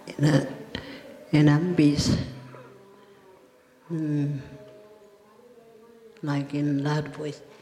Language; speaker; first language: English; native; English